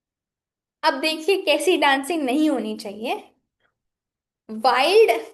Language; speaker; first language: Hindi; native; Hindi